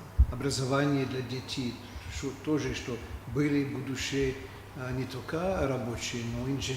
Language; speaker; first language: Russian; non-native, learner; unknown